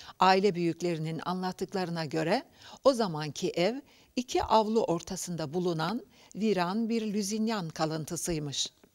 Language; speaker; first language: Turkish; native; Turkish